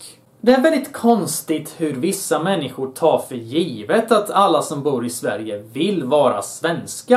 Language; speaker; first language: Swedish; early bilingual, other home language; Bosnian